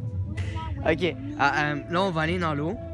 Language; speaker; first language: French; native; French